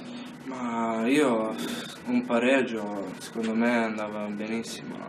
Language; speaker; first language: Italian; non-native, fluent; Slovenian